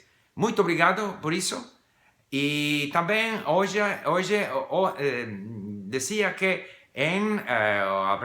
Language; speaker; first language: Portuguese; non-native, fluent; English